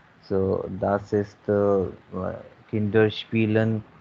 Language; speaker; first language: German; non-native, learner; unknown